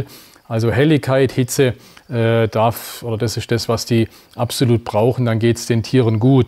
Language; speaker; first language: German; native; German